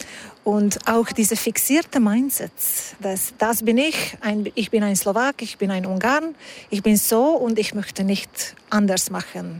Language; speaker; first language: German; non-native, fluent; Hungarian